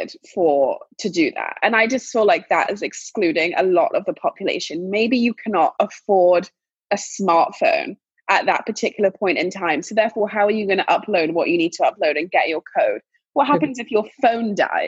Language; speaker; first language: English; native; English